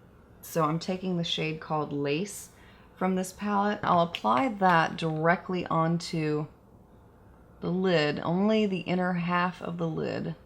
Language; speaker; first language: English; native; English